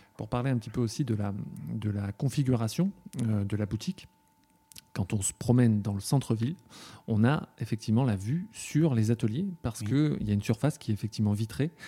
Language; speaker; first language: French; native; French